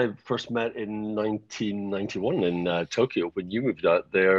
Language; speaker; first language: English; native; English